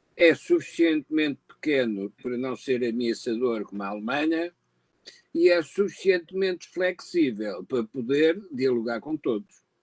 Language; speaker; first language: Portuguese; native; Portuguese